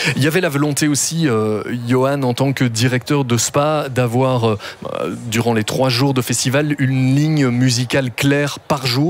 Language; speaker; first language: French; native; French